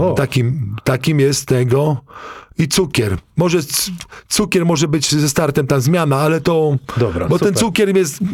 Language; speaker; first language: Polish; native; Polish